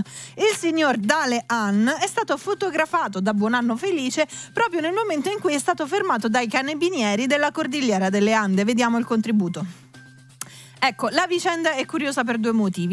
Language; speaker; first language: Italian; native; Italian